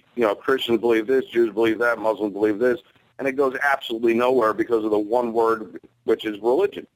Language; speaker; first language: English; native; English